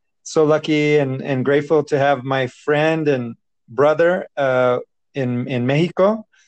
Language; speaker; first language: English; native; English